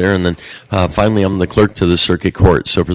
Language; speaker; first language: English; native; English